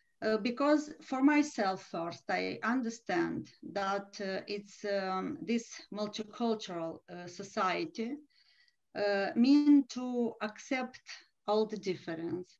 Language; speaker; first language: English; non-native, learner; Romanian